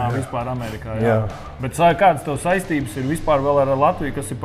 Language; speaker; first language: Latvian; native; Latvian